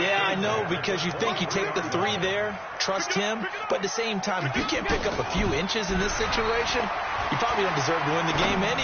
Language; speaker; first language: English; native; English